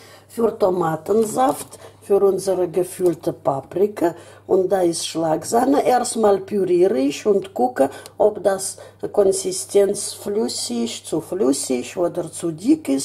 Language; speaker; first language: German; non-native, fluent; Russian